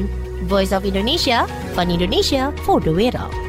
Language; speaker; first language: Dutch; non-native, fluent; Indonesian